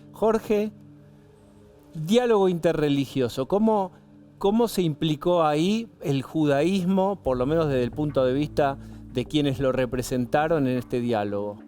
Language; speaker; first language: Spanish; native; Spanish